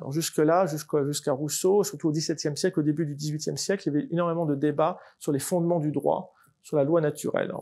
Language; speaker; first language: French; native; French